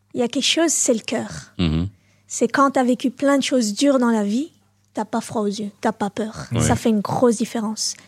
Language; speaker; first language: French; native; French